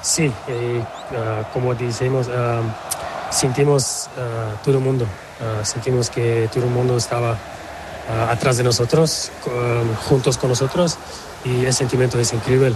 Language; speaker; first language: Spanish; non-native, learner; Portuguese